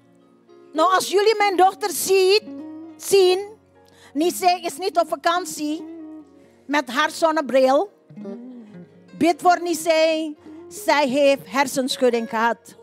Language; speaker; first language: Dutch; non-native, fluent; Indonesian